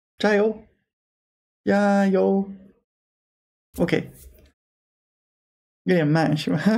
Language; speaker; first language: Chinese; non-native, learner; English